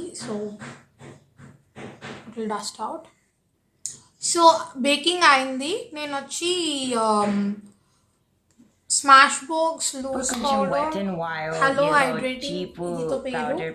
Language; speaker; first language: Telugu; native; Telugu